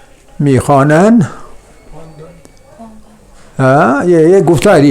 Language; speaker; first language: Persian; non-native, fluent; Urdu